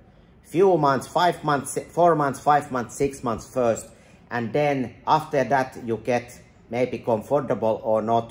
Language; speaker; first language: English; non-native, fluent; Finnish